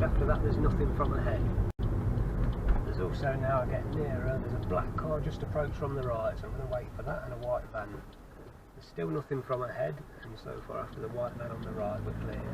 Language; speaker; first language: English; native; English